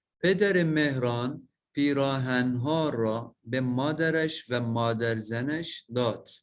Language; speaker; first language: Persian; non-native, learner; Turkish